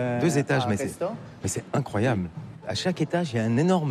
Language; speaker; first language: French; native; French